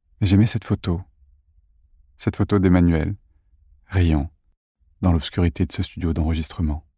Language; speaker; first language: French; native; French